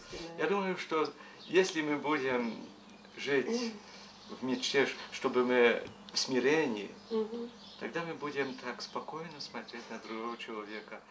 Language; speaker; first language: Russian; non-native, fluent; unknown